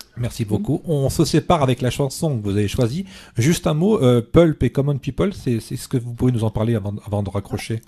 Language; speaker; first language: French; native; French